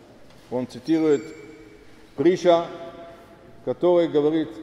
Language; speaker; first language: Russian; non-native, fluent; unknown